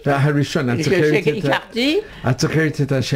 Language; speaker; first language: Hebrew; non-native, learner; English